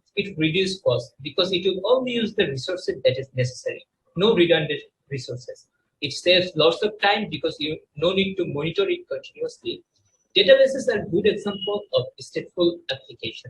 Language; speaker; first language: English; non-native, local second language; Bangla